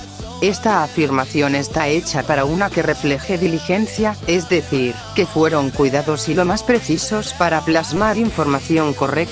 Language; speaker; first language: Spanish; native; Spanish